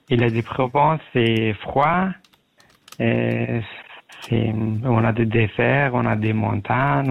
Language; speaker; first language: French; non-native, learner; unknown